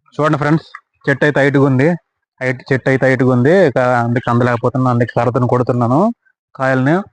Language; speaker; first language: Telugu; non-native, local second language; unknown